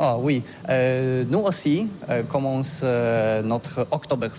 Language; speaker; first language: French; non-native, learner; Polish